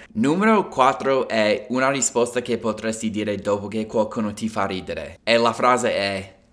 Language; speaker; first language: Italian; non-native, fluent; English